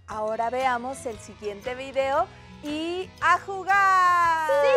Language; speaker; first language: Spanish; native; Spanish